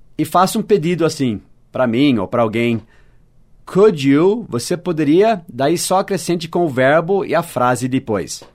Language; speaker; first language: Portuguese; non-native, fluent; English